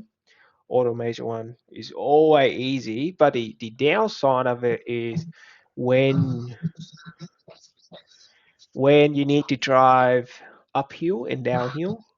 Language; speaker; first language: English; non-native, fluent; Vietnamese